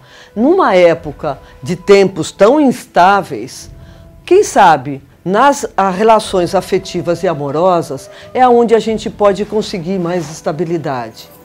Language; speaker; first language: Portuguese; native; Portuguese